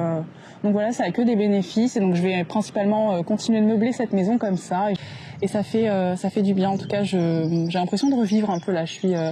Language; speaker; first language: French; native; French